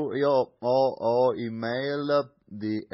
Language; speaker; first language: Italian; non-native, learner; English